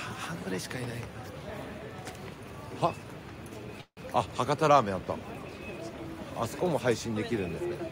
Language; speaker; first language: Japanese; native; Japanese